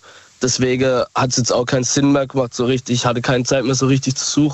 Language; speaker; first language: German; native; German